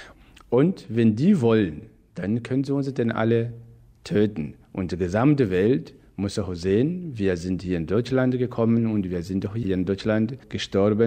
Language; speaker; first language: German; non-native, fluent; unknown